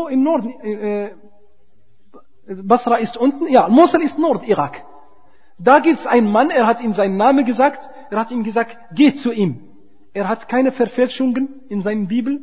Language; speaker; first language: German; non-native, fluent; Arabic